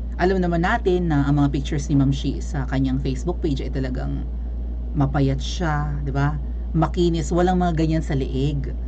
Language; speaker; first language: Filipino; non-native, local second language; Cebuano